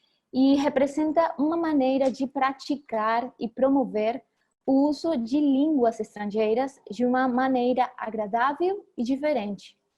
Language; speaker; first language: Portuguese; non-native, fluent; Spanish